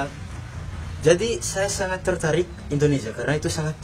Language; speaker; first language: Indonesian; non-native, fluent; Malagasy